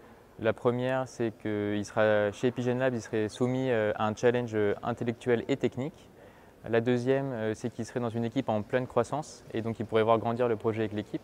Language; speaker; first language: French; native; French